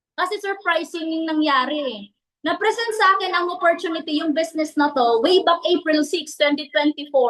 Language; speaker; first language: Filipino; non-native, local second language; Cebuano